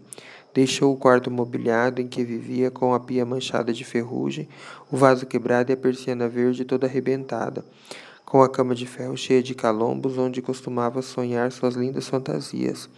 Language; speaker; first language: Portuguese; native; Portuguese